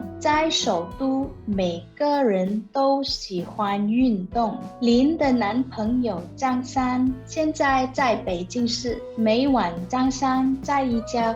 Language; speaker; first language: Chinese; non-native, learner; English